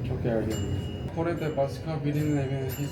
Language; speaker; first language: Turkish; non-native, fluent; Korean